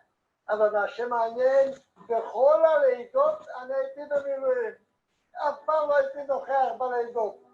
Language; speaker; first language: Hebrew; non-native, fluent; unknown